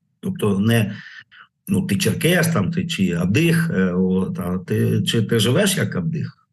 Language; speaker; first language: Ukrainian; native; Ukrainian